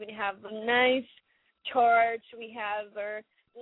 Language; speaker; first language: English; non-native, learner; Ukrainian